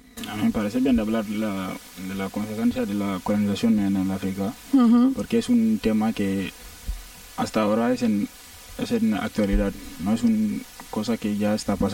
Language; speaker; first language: Spanish; non-native, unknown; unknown